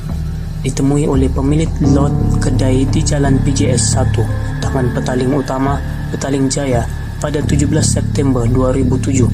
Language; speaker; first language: Malay; native; Malay